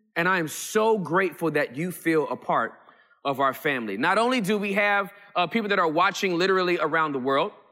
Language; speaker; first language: English; early bilingual, other home language; Yoruba